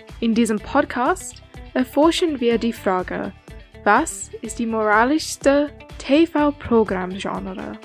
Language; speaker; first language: German; non-native, learner; English